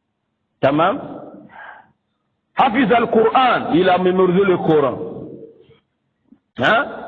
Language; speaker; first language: French; non-native, local second language; Lingala